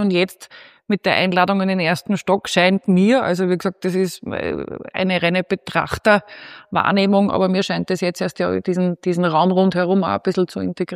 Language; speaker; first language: German; native; German